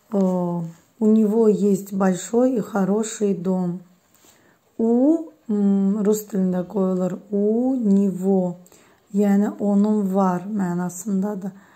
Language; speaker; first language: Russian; non-native, fluent; Azerbaijani